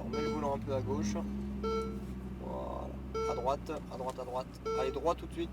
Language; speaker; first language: French; native; French